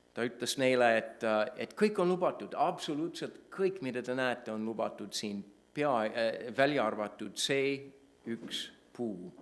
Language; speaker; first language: Estonian; non-native, fluent; English